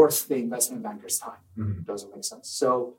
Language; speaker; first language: English; non-native, fluent; Persian